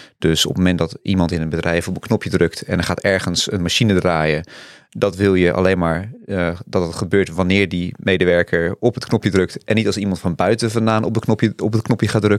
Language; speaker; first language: Dutch; native; Dutch